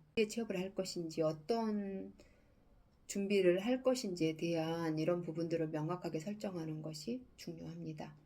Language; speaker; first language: Korean; native; Korean